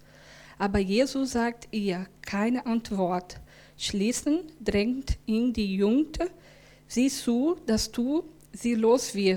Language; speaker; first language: German; non-native, learner; Portuguese